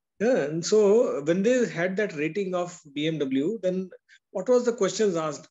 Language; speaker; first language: English; non-native, local second language; Hindi